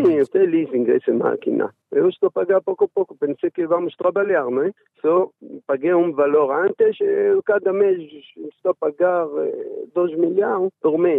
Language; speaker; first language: Portuguese; non-native, learner; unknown